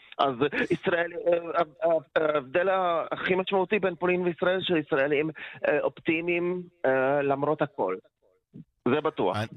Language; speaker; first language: Hebrew; non-native, fluent; Polish